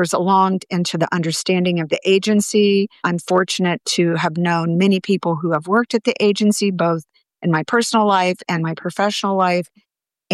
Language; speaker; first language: English; native; English